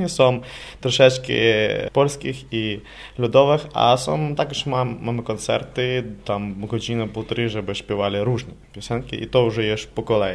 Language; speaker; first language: Polish; non-native, learner; Ukrainian